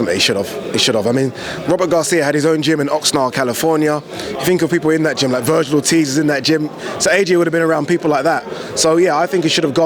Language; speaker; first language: English; native; English